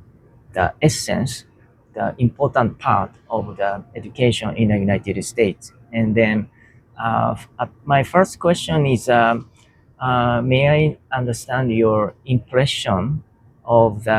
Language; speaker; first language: English; non-native, learner; Japanese